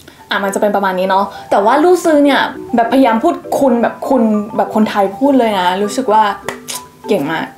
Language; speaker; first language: Thai; native; Thai